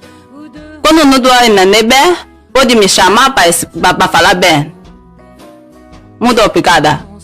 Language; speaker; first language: Portuguese; non-native, learner; Chinese